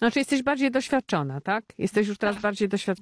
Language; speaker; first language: Polish; native; Polish